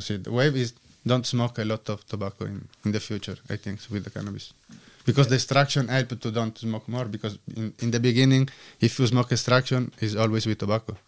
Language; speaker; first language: English; non-native, learner; Italian